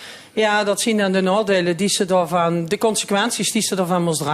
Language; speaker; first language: Dutch; non-native, local second language; Limburgish